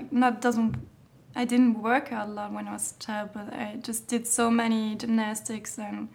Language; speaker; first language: English; non-native, fluent; German